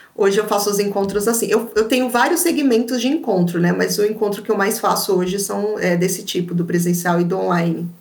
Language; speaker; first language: Portuguese; native; Portuguese